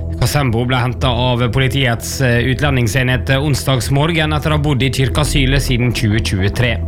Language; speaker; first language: Norwegian; native; Norwegian